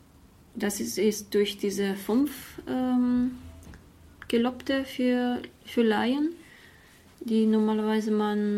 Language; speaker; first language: German; non-native, fluent; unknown